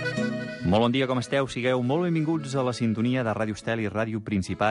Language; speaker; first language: Catalan; native; Catalan